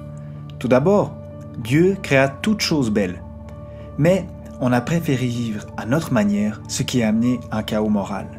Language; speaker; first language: French; native; French